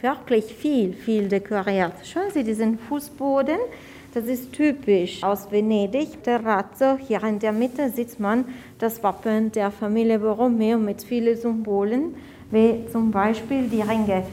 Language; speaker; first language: German; non-native, fluent; Italian